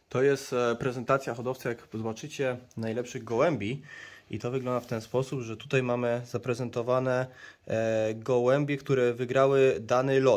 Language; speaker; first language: Polish; native; Polish